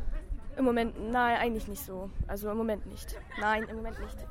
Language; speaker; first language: German; native; German